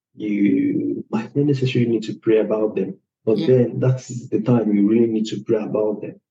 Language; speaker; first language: English; non-native, local second language; Igbo